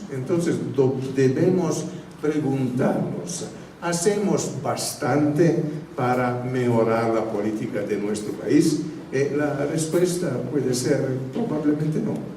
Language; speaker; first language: Spanish; non-native, fluent; Italian